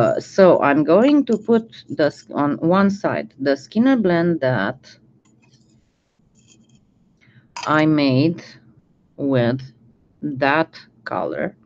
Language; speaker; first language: English; non-native, fluent; French